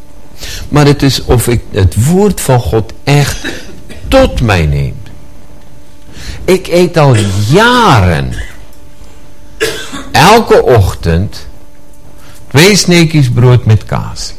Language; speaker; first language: Dutch; non-native, fluent; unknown